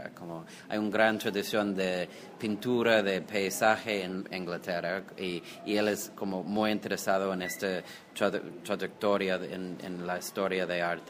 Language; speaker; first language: Spanish; non-native, fluent; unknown